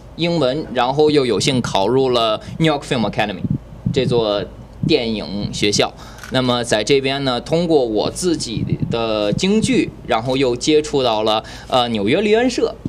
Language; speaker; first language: Chinese; native; Chinese